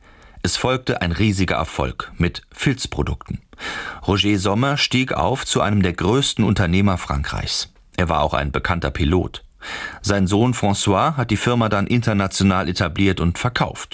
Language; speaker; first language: German; native; German